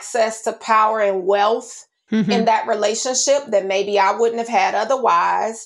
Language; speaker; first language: English; native; English